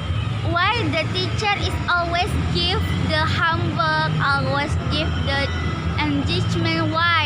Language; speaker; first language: English; non-native, learner; Indonesian